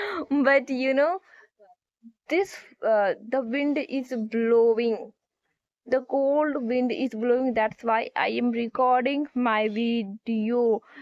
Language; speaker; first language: English; non-native, learner; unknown